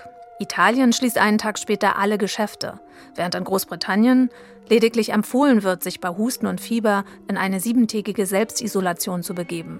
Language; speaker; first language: German; native; German